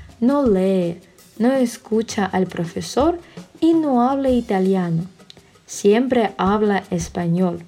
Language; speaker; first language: Spanish; non-native, fluent; Russian